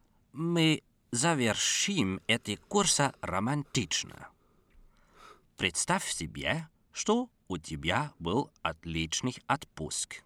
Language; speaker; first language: Russian; non-native, fluent; Dutch